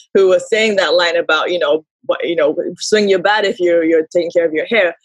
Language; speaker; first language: English; early bilingual, heritage; Japanese